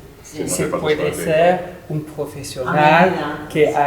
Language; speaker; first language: Spanish; non-native, learner; French